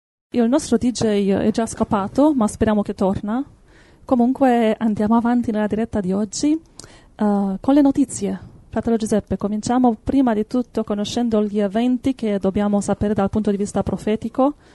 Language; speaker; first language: Italian; native; Italian